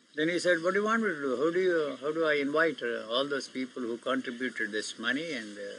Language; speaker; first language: English; non-native, local second language; Telugu